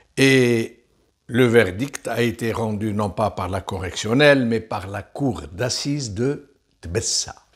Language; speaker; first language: French; non-native, local second language; Arabic